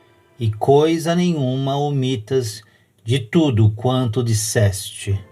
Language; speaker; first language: Portuguese; native; Portuguese